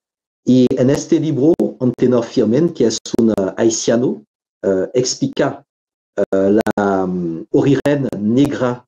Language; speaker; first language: Spanish; non-native, fluent; French